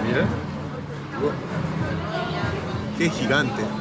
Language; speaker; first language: Spanish; non-native, learner; Japanese